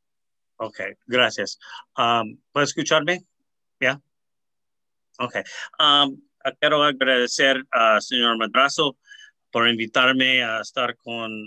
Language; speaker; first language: Spanish; early bilingual, heritage; Spanish